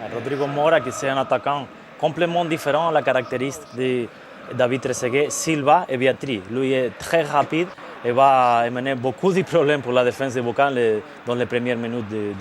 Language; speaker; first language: French; non-native, fluent; Spanish